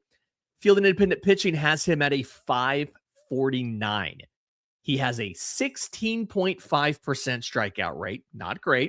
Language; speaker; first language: English; native; English